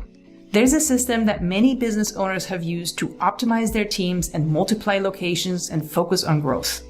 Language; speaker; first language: English; native; English